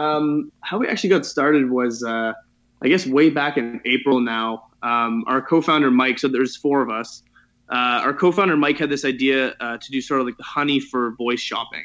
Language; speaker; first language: English; native; English